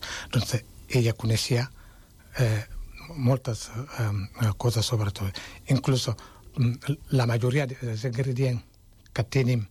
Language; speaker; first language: Catalan; non-native, fluent; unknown